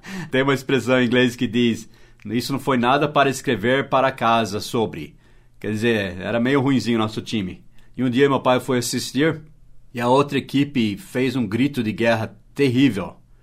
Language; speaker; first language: Portuguese; non-native, fluent; English